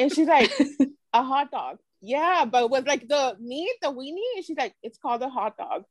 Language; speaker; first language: English; early bilingual, other home language; Spanish